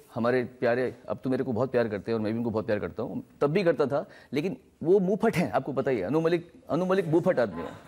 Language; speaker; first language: Hindi; native; Hindi